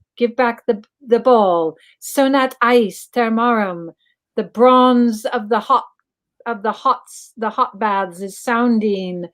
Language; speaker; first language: English; native; English